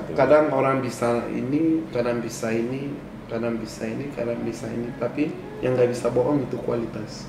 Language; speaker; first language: Indonesian; non-native, fluent; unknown